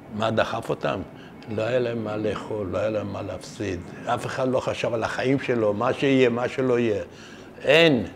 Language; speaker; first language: Hebrew; non-native, fluent; Persian